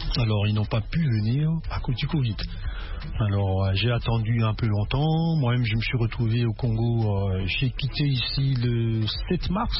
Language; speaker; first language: French; non-native, local second language; Lingala